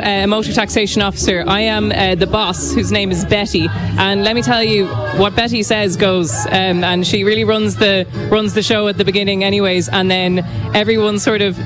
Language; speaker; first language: English; native; English